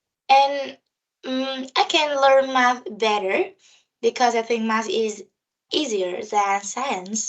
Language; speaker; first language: English; non-native, learner; Vietnamese